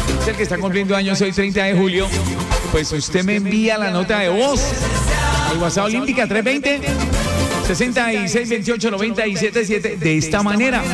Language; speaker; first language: Spanish; native; Spanish